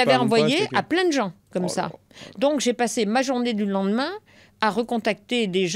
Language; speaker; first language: French; native; French